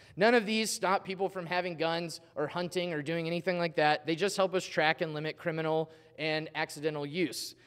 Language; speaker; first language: English; native; English